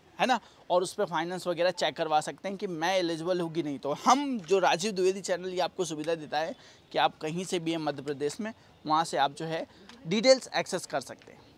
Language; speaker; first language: Hindi; native; Hindi